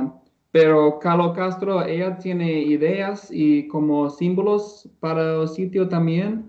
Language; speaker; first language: Spanish; non-native, learner; English